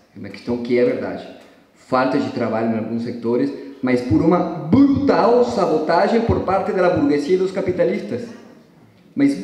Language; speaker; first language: Portuguese; non-native, fluent; Spanish